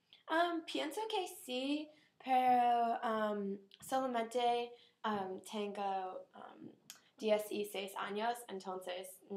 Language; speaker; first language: Spanish; non-native, learner; English